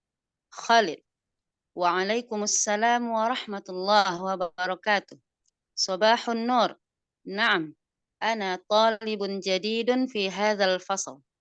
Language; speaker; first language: Arabic; non-native, learner; Indonesian